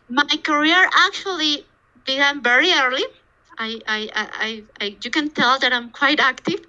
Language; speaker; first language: English; non-native, fluent; Spanish